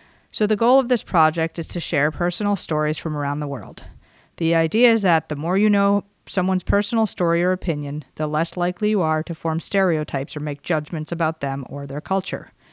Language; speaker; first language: English; native; English